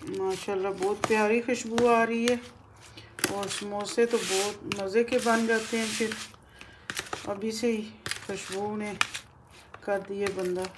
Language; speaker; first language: Hindi; native; Hindi